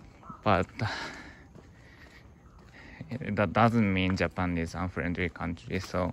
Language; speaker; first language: English; non-native, learner; Japanese